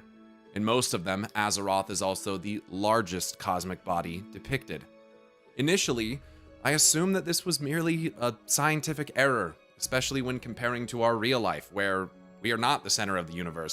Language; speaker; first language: English; native; English